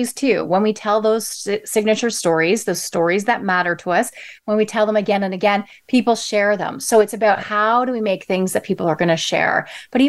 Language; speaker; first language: English; native; English